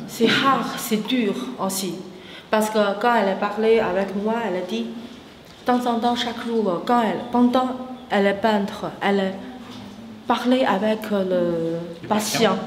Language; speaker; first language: French; non-native, learner; Chinese